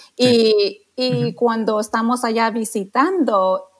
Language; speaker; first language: Spanish; non-native, fluent; English